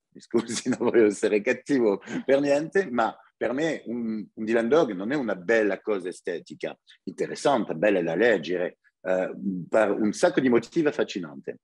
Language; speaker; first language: Italian; early bilingual, heritage; French